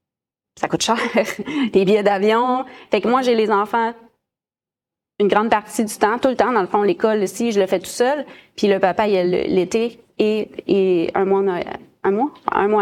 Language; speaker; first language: French; native; French